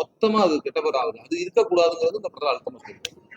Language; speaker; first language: Tamil; native; Tamil